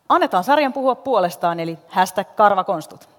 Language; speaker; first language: Finnish; native; Finnish